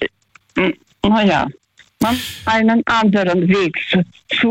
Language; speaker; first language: German; early bilingual, heritage; German